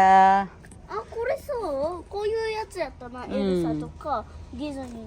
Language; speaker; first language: Japanese; early bilingual, other home language; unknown